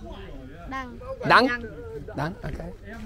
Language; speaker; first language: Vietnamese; non-native, learner; Polish